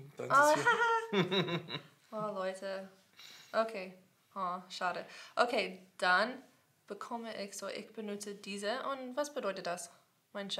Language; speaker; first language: German; non-native, learner; English